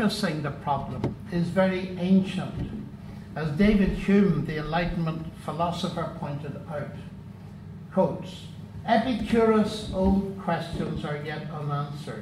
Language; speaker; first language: English; native; English